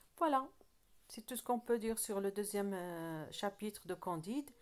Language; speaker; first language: French; non-native, local second language; Arabic